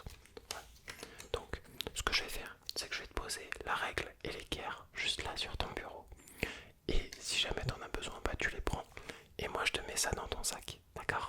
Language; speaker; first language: French; native; French